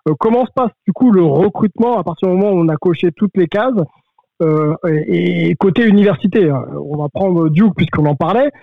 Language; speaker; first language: French; native; French